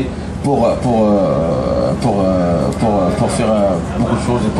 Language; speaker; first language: French; non-native, fluent; Tachelhit